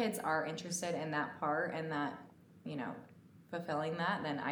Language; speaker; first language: English; native; English